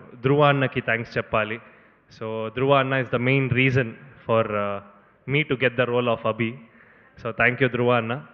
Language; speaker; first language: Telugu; non-native, learner; Kannada